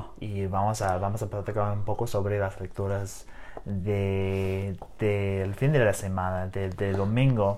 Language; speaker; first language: Spanish; non-native, learner; English